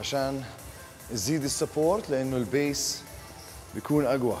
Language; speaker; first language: Arabic; native; Arabic